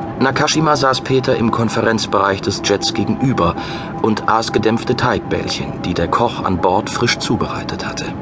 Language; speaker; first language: German; native; German